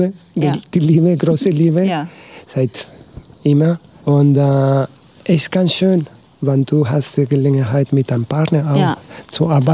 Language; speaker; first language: German; non-native, learner; Spanish